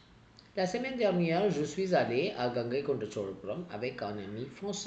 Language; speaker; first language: French; non-native, fluent; Tamil